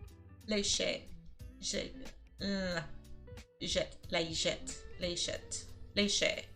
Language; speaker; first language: French; non-native, learner; English